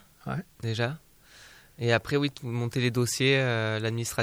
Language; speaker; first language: French; native; French